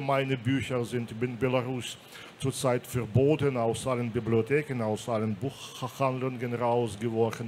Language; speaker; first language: German; non-native, fluent; Belarusian